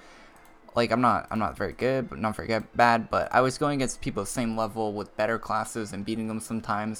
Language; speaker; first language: English; native; English